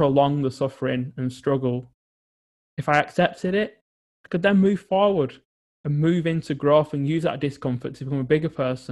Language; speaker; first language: English; native; English